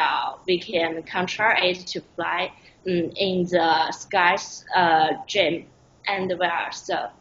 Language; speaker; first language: English; non-native, learner; Chinese